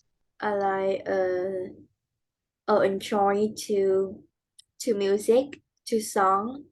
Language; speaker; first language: English; non-native, learner; Vietnamese